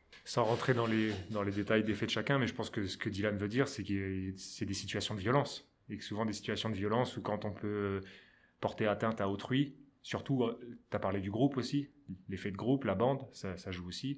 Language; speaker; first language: French; native; French